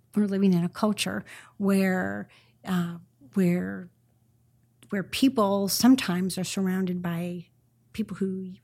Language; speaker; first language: English; native; English